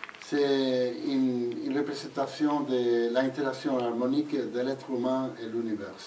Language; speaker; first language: French; non-native, fluent; Spanish